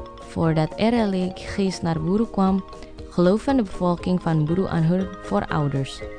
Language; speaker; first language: Dutch; non-native, learner; Indonesian